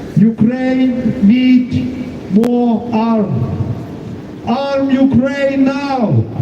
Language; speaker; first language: English; non-native, fluent; Ukrainian